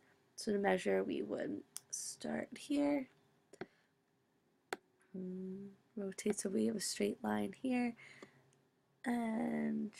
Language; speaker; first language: English; native; English